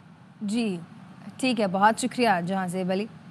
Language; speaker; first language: Urdu; native; Urdu